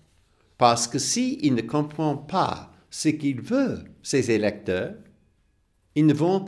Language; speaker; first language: French; non-native, fluent; English